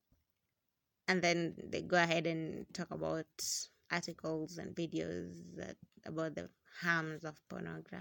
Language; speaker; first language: English; non-native, local second language; Swahili